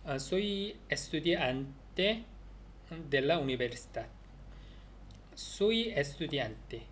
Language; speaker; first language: Spanish; non-native, learner; Korean